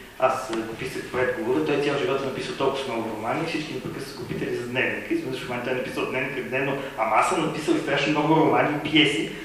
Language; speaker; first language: Bulgarian; native; Bulgarian